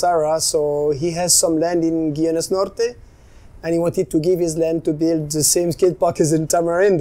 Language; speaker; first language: English; non-native, fluent; French